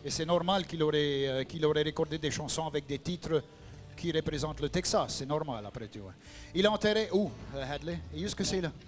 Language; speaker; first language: French; native; French